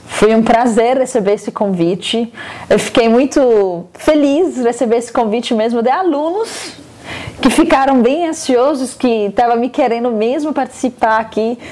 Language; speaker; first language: Portuguese; non-native, fluent; Arabic